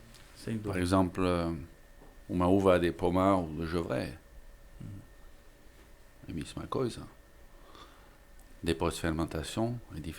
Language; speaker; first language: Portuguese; non-native, learner; French